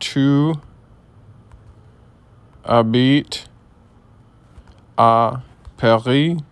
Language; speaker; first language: French; non-native, learner; English